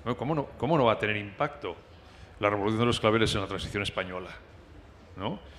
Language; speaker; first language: Spanish; native; Spanish